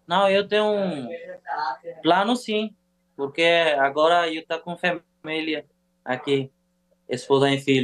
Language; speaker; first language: Portuguese; non-native, learner; Bangla